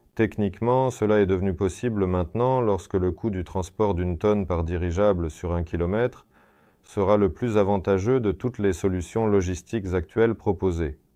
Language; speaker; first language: French; non-native, fluent; Russian